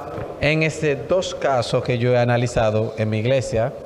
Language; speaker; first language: Spanish; non-native, fluent; Haitian Creole